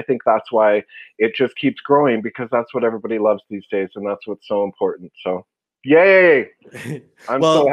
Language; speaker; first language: English; native; English